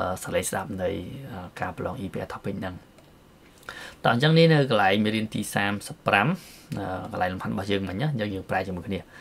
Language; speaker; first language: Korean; non-native, fluent; Khmer